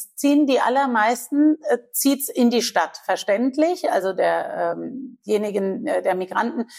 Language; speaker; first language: German; native; German